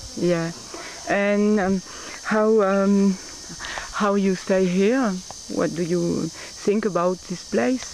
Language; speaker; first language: English; non-native, learner; French